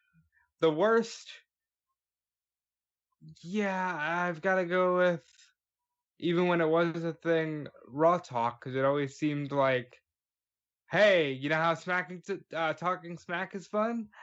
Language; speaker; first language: English; native; English